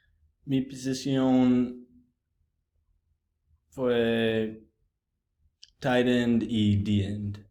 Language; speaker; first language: Spanish; non-native, learner; English